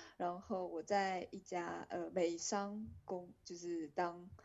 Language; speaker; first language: Chinese; native; Chinese